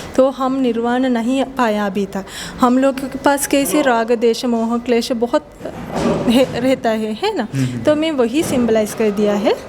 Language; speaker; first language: Hindi; non-native, fluent; Sinhala